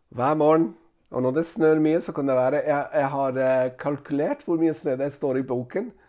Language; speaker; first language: Norwegian; non-native, fluent; Italian